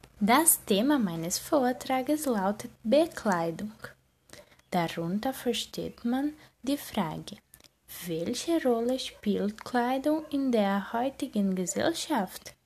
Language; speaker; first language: German; non-native, learner; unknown